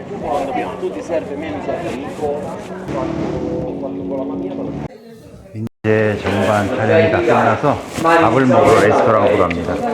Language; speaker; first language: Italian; non-native, learner; Korean